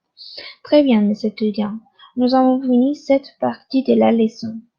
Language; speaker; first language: French; non-native, fluent; Spanish